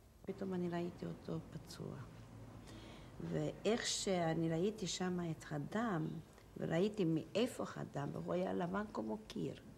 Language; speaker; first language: Hebrew; non-native, fluent; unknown